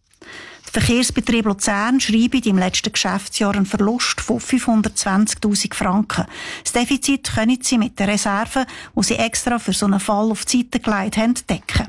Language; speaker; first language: German; native; German